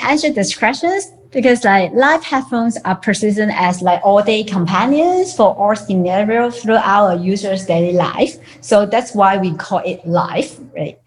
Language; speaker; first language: English; non-native, fluent; Chinese